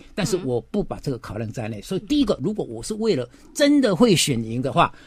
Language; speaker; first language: Chinese; native; Chinese